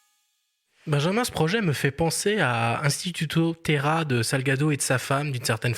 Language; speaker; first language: French; native; French